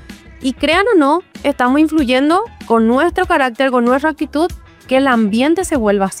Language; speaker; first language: Spanish; native; Spanish